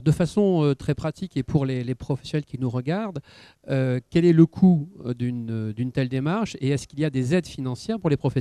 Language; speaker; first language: French; native; French